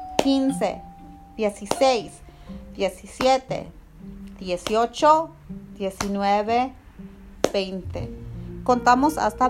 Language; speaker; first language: Spanish; early bilingual, heritage; Spanish